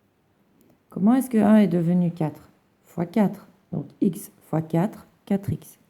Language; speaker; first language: French; native; French